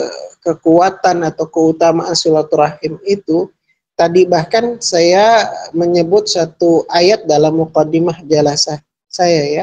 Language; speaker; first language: Indonesian; native; Indonesian